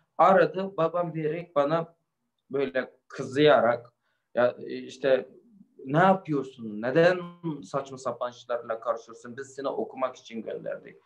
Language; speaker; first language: Turkish; non-native, fluent; Uyghur